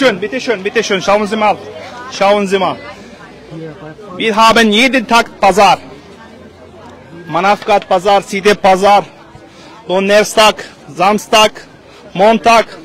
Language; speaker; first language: German; non-native, learner; Turkish